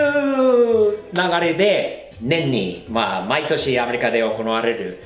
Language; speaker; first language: Japanese; non-native, fluent; English